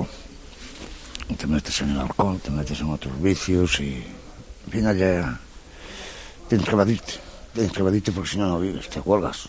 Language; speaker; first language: Spanish; native; Spanish